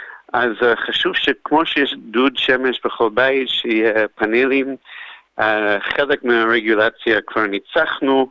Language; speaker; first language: Hebrew; non-native, fluent; English